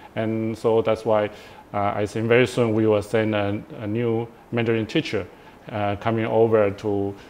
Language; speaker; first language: English; non-native, fluent; Chinese